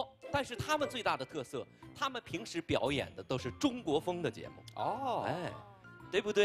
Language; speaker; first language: Chinese; native; Chinese